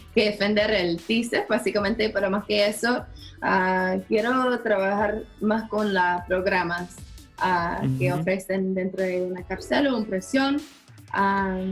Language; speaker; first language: Spanish; non-native, learner; English